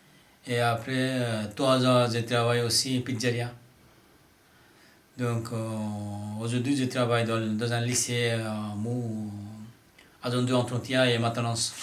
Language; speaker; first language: French; non-native, learner; Bangla